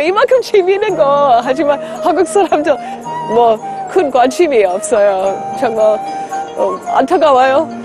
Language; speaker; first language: Korean; non-native, learner; English